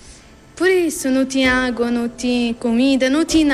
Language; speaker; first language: Portuguese; non-native, learner; Arabic